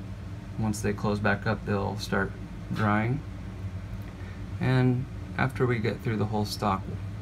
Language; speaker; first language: English; native; English